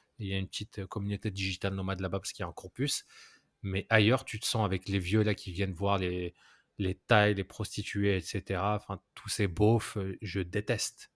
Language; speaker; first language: French; non-native, local second language; Arabic